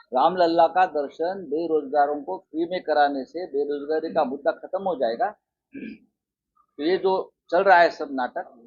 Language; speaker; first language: Hindi; non-native, local second language; Marathi